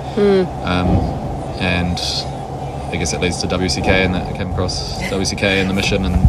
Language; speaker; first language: English; native; English